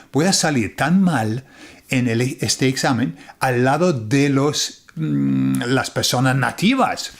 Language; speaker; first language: Spanish; non-native, fluent; English